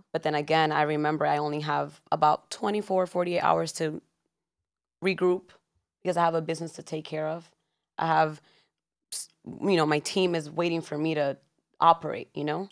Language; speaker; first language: English; early bilingual, other home language; Spanish